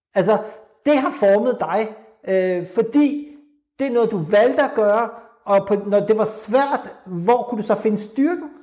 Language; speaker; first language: Danish; early bilingual, other home language; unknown